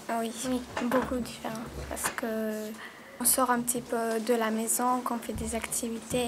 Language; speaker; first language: French; non-native, learner; Georgian